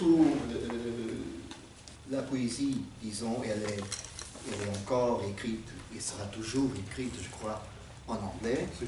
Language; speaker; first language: French; non-native, fluent; Portuguese